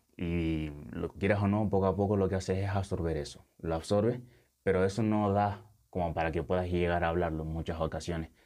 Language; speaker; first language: Spanish; early bilingual, other home language; Wolof